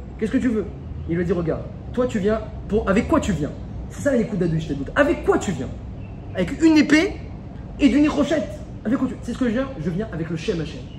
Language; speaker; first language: French; native; French